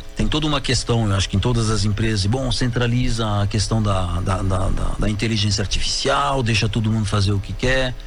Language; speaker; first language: Portuguese; non-native, fluent; French